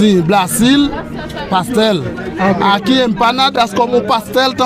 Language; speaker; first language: Spanish; non-native, learner; Haitian Creole